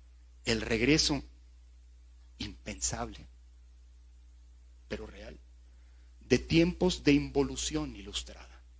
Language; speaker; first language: Spanish; native; Spanish